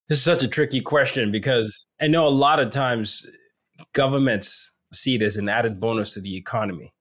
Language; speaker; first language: English; non-native, local second language; Yoruba